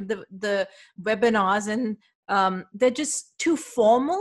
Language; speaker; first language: English; non-native, local second language; Urdu